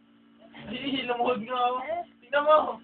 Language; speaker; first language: Filipino; native; Filipino